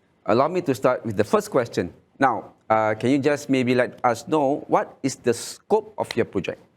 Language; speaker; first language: English; non-native, local second language; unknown